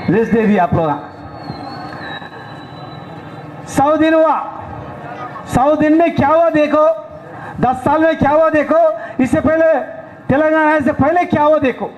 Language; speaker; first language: Hindi; non-native, local second language; Telugu